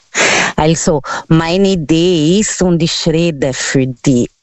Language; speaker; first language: German; non-native, learner; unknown